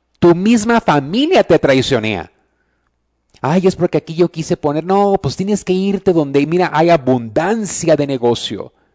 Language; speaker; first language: Spanish; early bilingual, heritage; Spanish